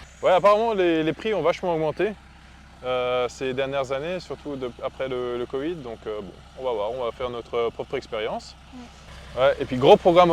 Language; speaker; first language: French; native; French